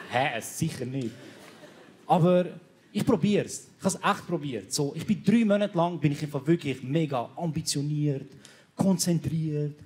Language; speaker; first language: German; early bilingual, other home language; Croatian